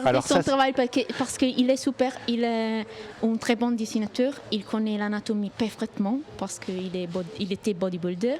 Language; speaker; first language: French; non-native, fluent; Italian